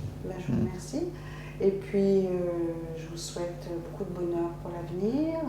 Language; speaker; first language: French; native; French